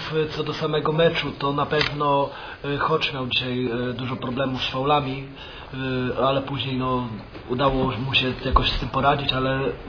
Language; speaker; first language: Polish; native; Polish